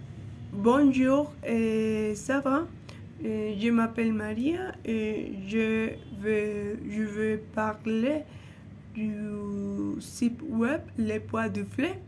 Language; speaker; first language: French; non-native, learner; Spanish